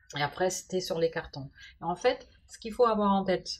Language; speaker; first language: French; non-native, fluent; German